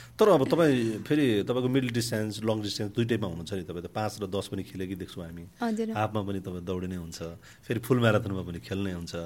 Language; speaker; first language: Nepali; native; Nepali